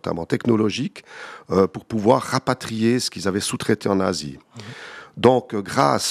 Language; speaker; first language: French; native; French